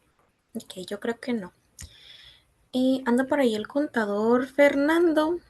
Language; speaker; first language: Spanish; native; Spanish